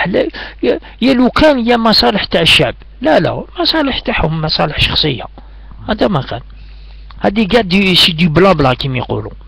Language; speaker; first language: Arabic; native; Arabic